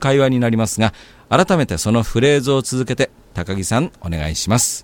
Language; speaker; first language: Japanese; native; Japanese